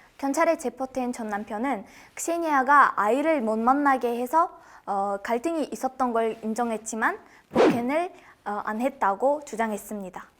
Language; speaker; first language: Korean; non-native, fluent; Kazakh